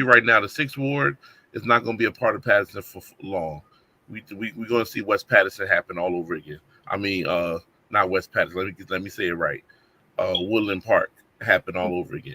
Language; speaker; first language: English; native; English